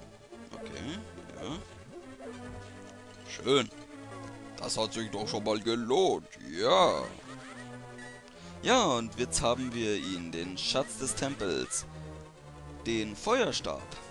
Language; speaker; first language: German; native; German